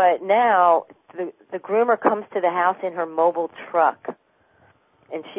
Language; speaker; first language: English; native; English